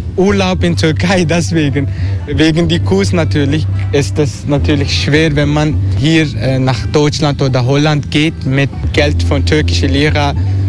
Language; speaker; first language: German; non-native, learner; Dutch